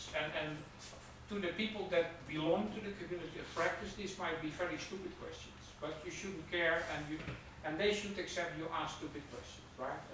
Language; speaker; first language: English; non-native, fluent; Dutch